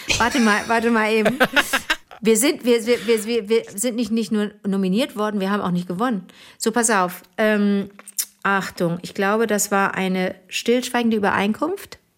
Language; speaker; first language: German; native; German